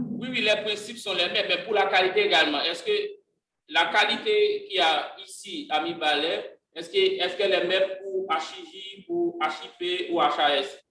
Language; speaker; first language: French; non-native, local second language; Haitian Creole